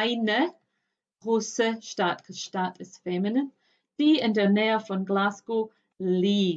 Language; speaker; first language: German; non-native, fluent; English